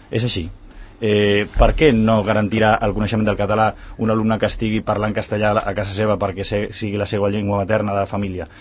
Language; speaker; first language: Catalan; non-native, local second language; Spanish